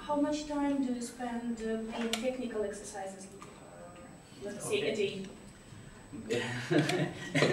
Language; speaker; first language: English; non-native, fluent; Russian